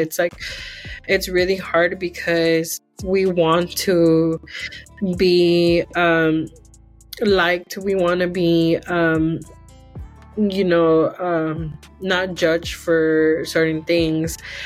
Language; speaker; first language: English; early bilingual, other home language; Spanish